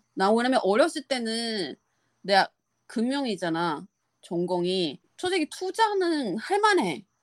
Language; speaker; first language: Korean; non-native, learner; Chinese